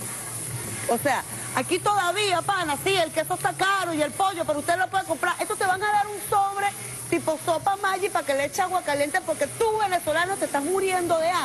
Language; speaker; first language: Spanish; native; Spanish